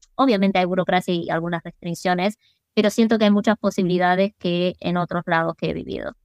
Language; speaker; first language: Spanish; early bilingual, other home language; English